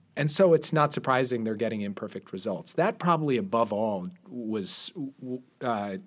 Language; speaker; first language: English; native; English